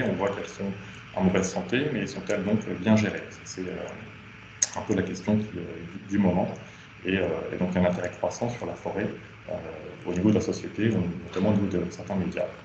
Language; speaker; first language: French; native; French